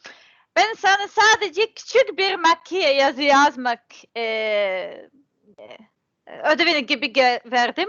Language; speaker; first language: Turkish; non-native, learner; Serbian